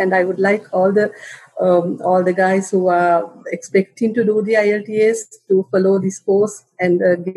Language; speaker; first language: English; non-native, local second language; Sinhala